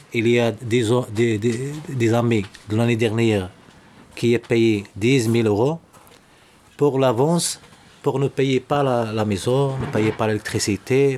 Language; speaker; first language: French; non-native, learner; Arabic